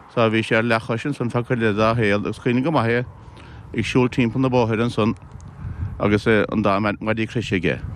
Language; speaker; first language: Irish; native; Irish